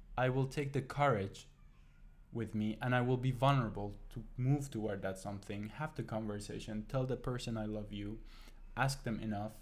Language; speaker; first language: English; non-native, fluent; Persian